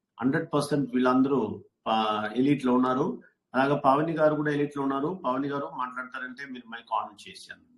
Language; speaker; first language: Telugu; non-native, learner; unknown